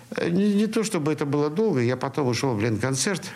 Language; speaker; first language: Russian; native; Russian